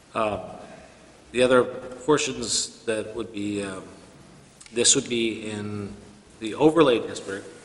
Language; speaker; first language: English; native; English